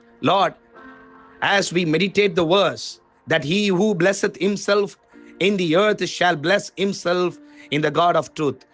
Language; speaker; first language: English; non-native, local second language; Tamil